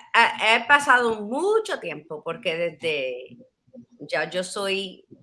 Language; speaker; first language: Spanish; early bilingual, heritage; Spanish